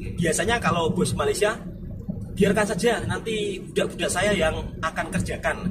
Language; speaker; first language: Indonesian; native; Indonesian